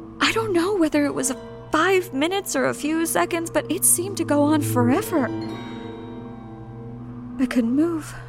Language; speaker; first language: English; native; English